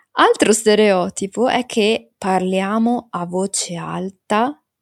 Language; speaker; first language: Italian; native; Italian